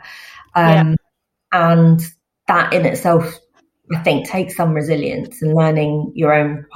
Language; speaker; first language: English; native; English